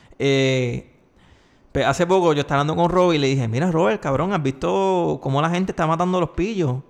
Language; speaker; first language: Spanish; native; Spanish